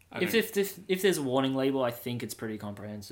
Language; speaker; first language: English; native; English